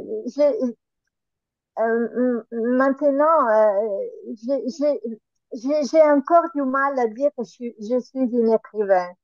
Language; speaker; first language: French; non-native, learner; Italian